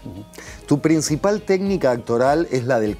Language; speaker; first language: Spanish; native; Spanish